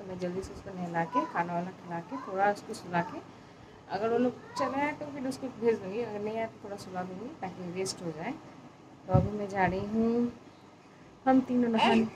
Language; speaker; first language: Hindi; non-native, local second language; Bangla